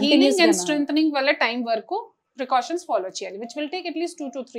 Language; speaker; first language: Telugu; non-native, fluent; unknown